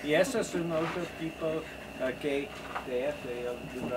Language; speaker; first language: Spanish; non-native, learner; English